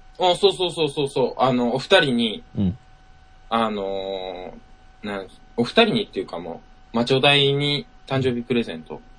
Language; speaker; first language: Japanese; native; Japanese